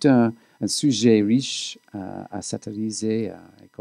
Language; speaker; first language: French; non-native, fluent; English